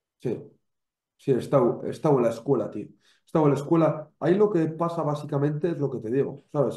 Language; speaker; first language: Spanish; native; Spanish